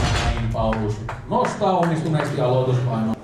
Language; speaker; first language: Finnish; native; Finnish